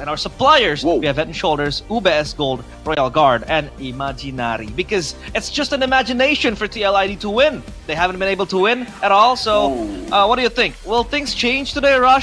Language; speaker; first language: English; non-native, fluent; Indonesian